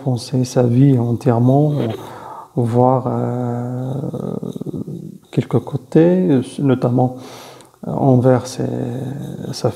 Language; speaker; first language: French; non-native, fluent; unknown